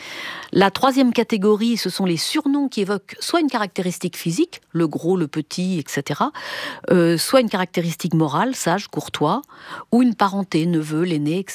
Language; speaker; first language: French; native; French